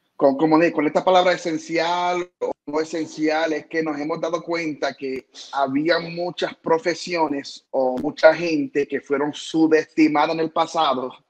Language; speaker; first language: Spanish; early bilingual, heritage; Spanish